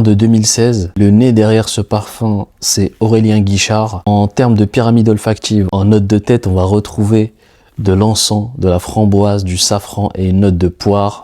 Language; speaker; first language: French; native; French